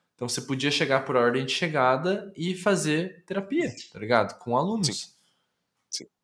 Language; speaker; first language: Portuguese; native; Portuguese